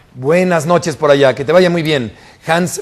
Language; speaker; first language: Spanish; native; Spanish